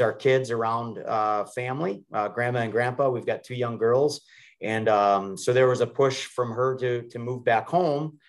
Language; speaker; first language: English; native; English